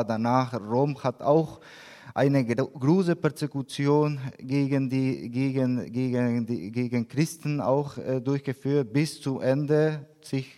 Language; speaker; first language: German; non-native, learner; Spanish